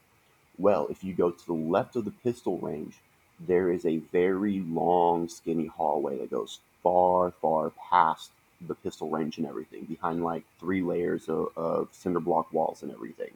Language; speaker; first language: English; native; English